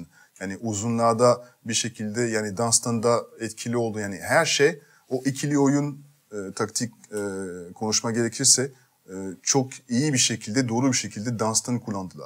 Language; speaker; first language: Turkish; non-native, fluent; French